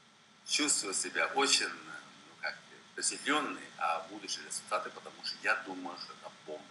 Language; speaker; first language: Russian; non-native, fluent; Swedish